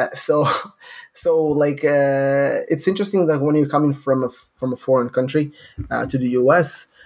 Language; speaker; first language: English; non-native, fluent; Arabic